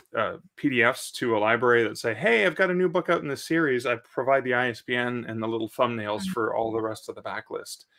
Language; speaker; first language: English; native; English